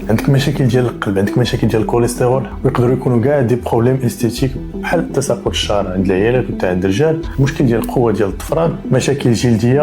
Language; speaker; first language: Arabic; native; Arabic